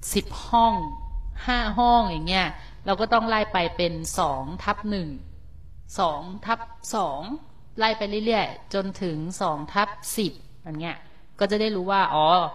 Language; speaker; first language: Thai; native; Thai